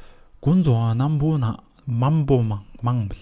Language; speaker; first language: Chinese; non-native, learner; Mongolian